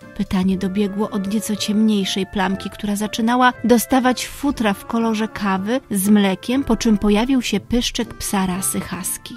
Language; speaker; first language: Polish; native; Polish